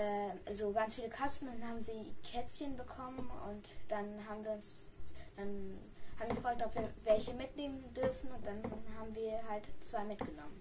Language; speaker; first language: German; early bilingual, other home language; Russian